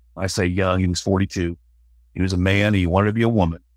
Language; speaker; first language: English; native; English